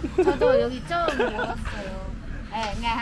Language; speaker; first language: Korean; non-native, learner; Vietnamese